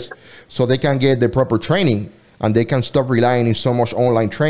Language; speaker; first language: English; non-native, fluent; Spanish